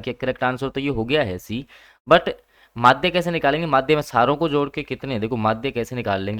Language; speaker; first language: Hindi; native; Hindi